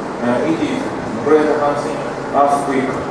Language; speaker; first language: English; non-native, learner; Japanese